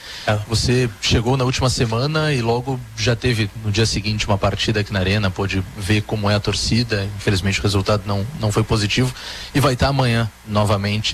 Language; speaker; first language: Portuguese; native; Portuguese